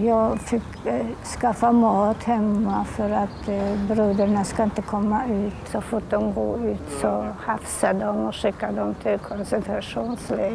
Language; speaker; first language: Swedish; non-native, fluent; Polish